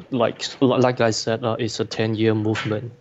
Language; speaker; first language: English; non-native, local second language; Cantonese